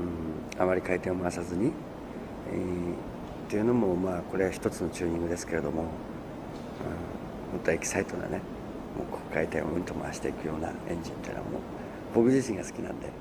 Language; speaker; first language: Japanese; native; Japanese